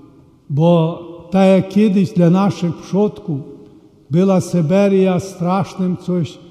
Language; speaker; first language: Polish; early bilingual, heritage; Polish